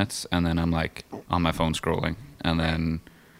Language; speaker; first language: English; native; English